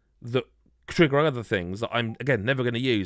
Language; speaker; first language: English; native; English